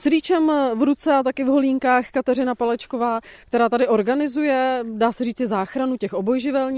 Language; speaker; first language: Czech; native; Czech